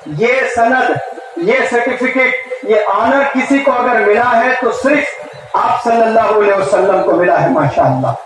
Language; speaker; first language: Urdu; native; Urdu